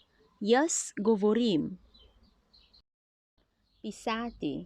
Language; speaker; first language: Slovenian; non-native, learner; Chinese